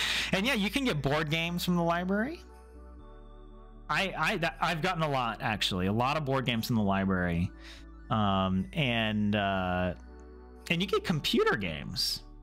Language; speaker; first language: English; native; English